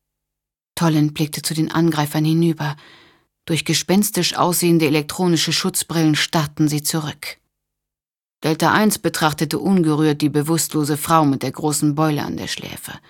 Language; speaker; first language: German; native; German